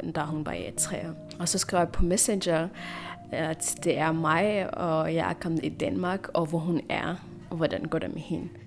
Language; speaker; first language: Danish; non-native, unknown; Tigrinya